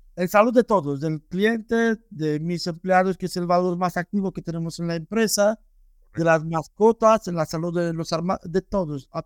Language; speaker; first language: Spanish; non-native, fluent; Romanian